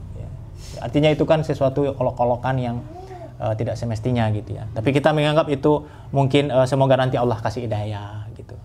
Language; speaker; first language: Indonesian; non-native, local second language; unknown